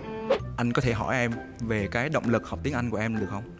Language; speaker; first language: Vietnamese; native; Vietnamese